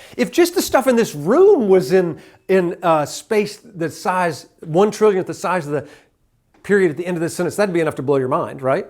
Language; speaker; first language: English; native; English